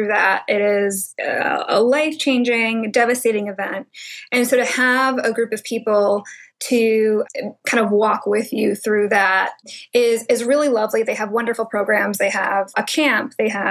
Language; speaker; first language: English; native; English